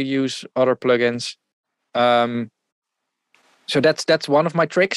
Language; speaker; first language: English; non-native, fluent; Dutch